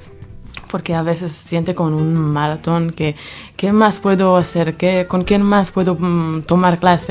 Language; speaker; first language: Spanish; non-native, fluent; Hebrew